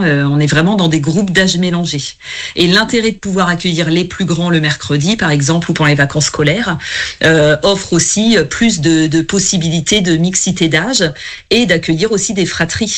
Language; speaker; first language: French; native; French